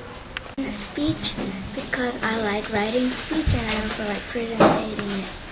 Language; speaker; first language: English; non-native, learner; Korean